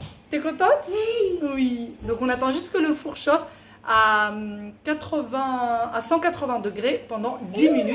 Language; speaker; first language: French; native; French